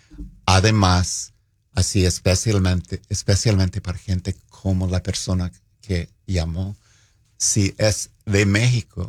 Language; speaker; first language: Spanish; non-native, fluent; English